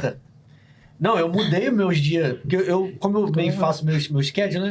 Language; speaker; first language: Portuguese; native; Portuguese